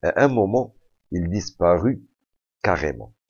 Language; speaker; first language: French; non-native, local second language; Arabic